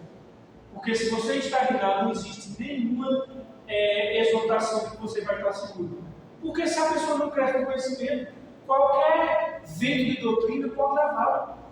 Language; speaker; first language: Portuguese; native; Portuguese